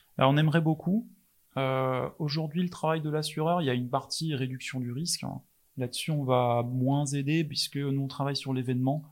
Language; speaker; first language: French; non-native, fluent; English